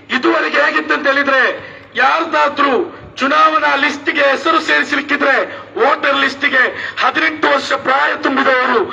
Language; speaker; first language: Kannada; native; Kannada